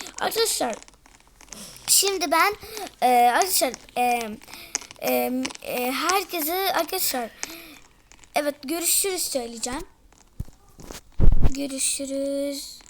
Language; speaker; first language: Turkish; early bilingual, heritage; Turkish